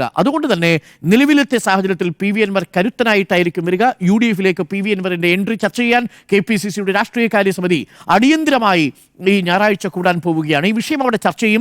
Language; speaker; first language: Malayalam; native; Malayalam